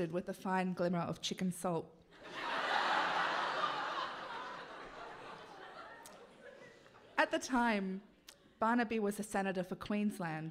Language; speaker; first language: English; native; English